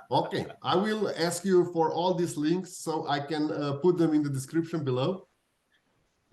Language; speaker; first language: English; non-native, fluent; Slovenian